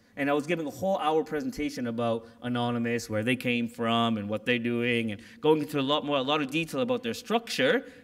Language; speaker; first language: English; native; English